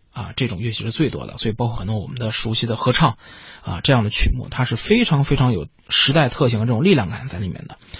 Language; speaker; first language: Chinese; native; Chinese